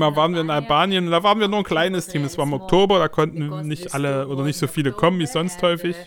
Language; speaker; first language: German; non-native, fluent; Ukrainian